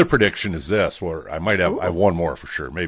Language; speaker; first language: English; native; English